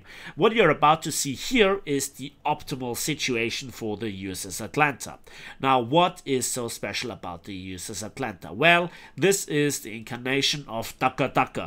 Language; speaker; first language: English; non-native, fluent; German